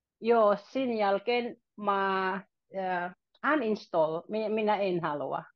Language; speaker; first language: Finnish; non-native, learner; Filipino